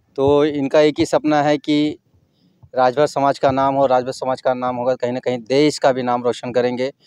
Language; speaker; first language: Hindi; native; Hindi